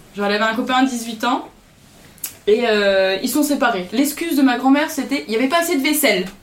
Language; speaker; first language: French; native; French